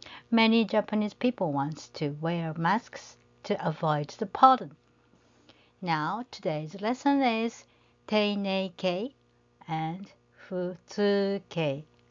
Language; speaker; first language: English; non-native, fluent; Japanese